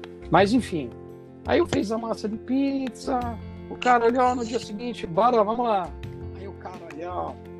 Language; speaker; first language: Portuguese; non-native, fluent; Italian